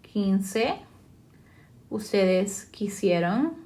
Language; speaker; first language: Spanish; non-native, fluent; English